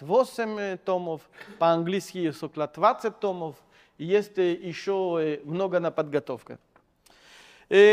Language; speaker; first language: Russian; non-native, fluent; French